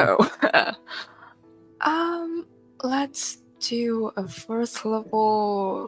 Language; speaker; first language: English; native; English